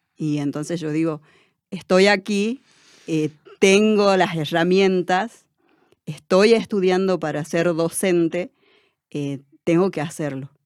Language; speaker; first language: Spanish; native; Spanish